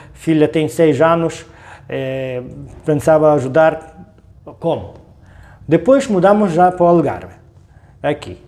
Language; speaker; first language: Portuguese; non-native, learner; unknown